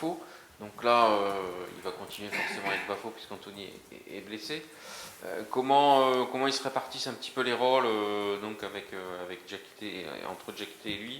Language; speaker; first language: French; native; French